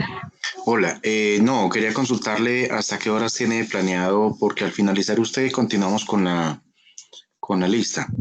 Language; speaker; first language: Spanish; native; Spanish